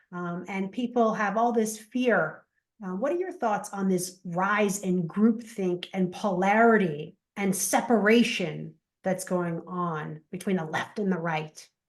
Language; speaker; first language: English; native; English